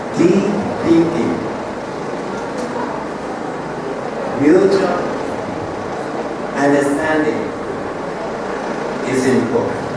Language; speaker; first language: English; non-native, learner; Japanese